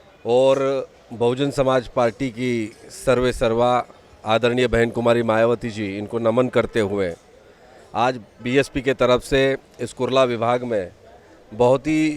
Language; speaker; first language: Hindi; non-native, local second language; Marathi